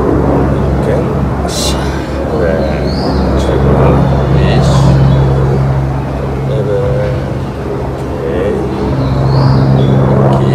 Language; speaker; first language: Turkish; non-native, learner; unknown